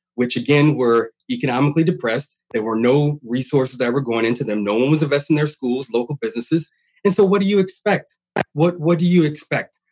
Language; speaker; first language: English; native; English